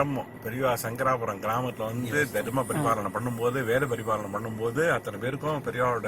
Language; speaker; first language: Tamil; native; Tamil